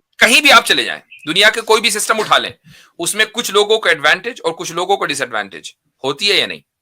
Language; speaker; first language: Urdu; native; Urdu